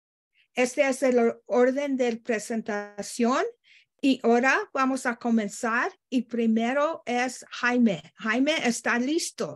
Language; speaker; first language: Spanish; non-native, learner; English